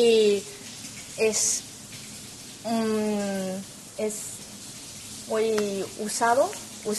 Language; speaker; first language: Spanish; non-native, learner; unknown